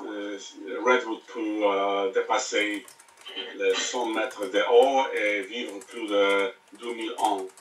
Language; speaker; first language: French; non-native, learner; English